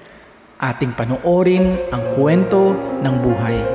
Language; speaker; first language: Filipino; native; Filipino